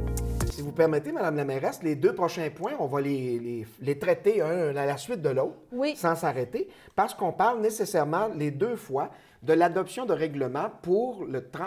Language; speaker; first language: French; native; French